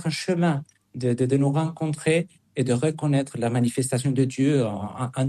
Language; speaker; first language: French; non-native, fluent; Spanish